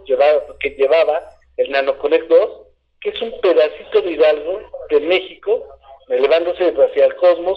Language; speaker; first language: Spanish; native; Spanish